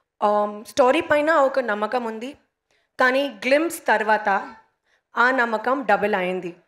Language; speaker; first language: Telugu; non-native, local second language; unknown